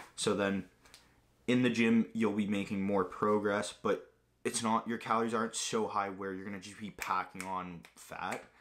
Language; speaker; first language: English; non-native, fluent; Greek